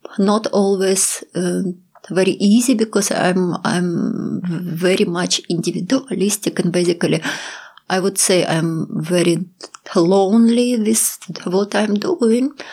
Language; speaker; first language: English; non-native, fluent; Russian